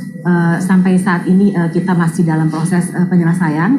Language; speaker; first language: Indonesian; native; Indonesian